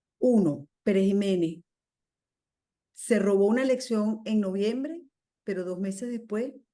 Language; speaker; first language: Spanish; native; Spanish